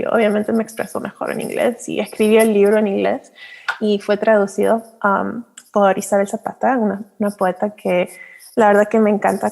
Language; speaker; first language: Spanish; early bilingual, heritage; Spanish